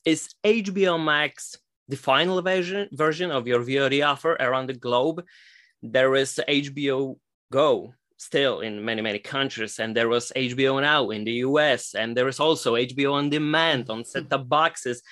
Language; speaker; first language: English; non-native, fluent; Polish